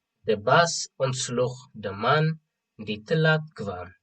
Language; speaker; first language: Dutch; non-native, fluent; Tigrinya